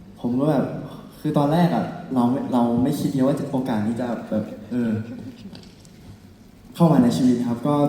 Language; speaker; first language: Thai; native; Thai